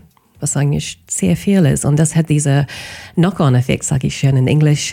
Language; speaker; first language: German; non-native, fluent; English